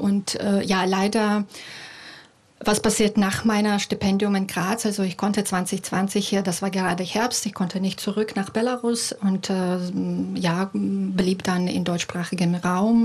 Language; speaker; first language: German; non-native, fluent; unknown